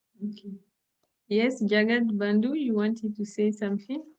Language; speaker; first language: English; non-native, fluent; French